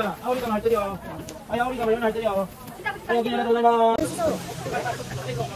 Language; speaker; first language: Japanese; native; Japanese